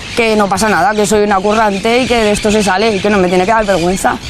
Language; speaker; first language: Spanish; native; Spanish